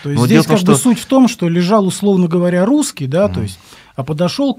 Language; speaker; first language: Russian; native; Russian